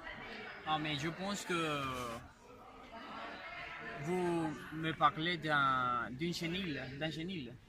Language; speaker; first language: French; non-native, learner; Spanish